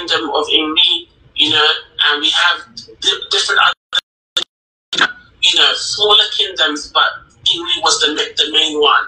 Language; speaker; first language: English; native; English